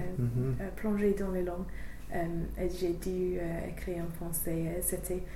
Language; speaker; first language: French; non-native, fluent; English